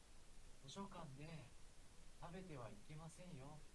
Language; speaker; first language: Japanese; non-native, learner; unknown